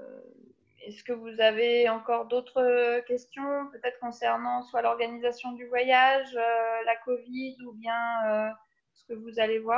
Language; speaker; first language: French; native; French